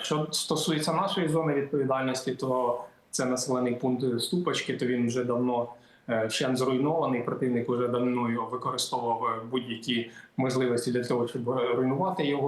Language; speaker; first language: Ukrainian; native; Ukrainian